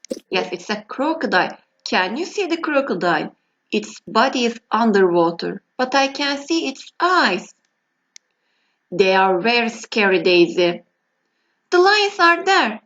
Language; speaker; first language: English; non-native, fluent; Turkish